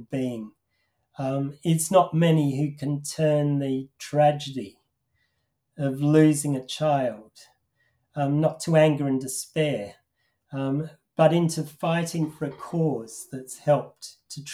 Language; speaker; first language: English; native; English